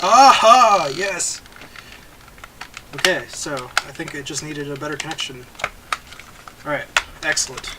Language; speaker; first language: English; native; English